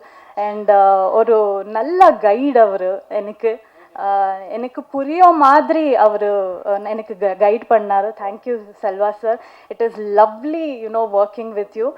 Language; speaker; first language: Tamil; non-native, learner; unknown